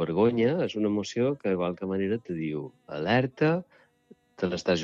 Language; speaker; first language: Catalan; native; Catalan